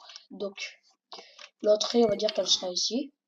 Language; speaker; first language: French; native; French